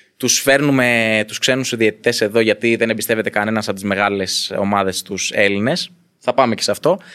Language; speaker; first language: Greek; native; Greek